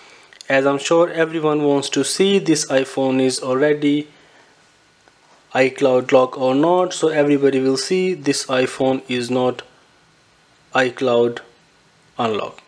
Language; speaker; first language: English; non-native, fluent; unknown